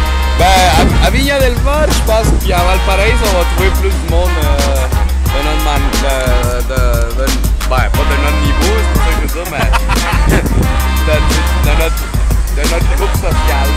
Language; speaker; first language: French; native; French